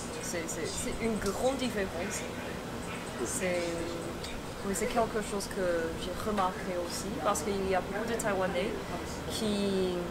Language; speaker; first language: French; non-native, fluent; Chinese